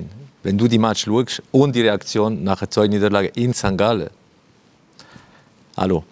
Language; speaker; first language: German; non-native, fluent; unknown